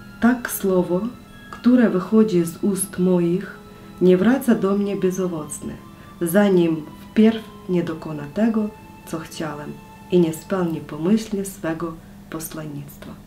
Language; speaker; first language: Polish; non-native, learner; Ukrainian